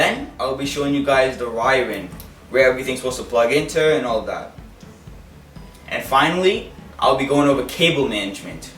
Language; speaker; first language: English; native; English